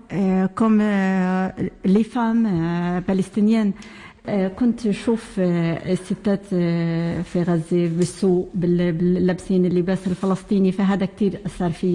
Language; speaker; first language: French; non-native, learner; Arabic